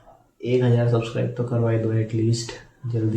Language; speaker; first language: Hindi; native; Hindi